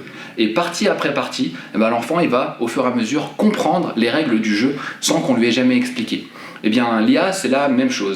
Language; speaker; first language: French; native; French